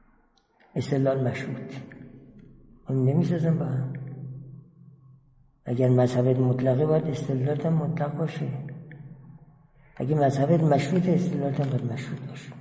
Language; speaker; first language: Persian; native; Persian